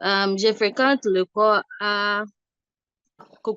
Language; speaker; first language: French; non-native, learner; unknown